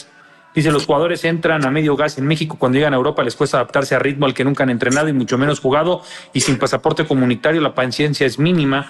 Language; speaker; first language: Spanish; native; Spanish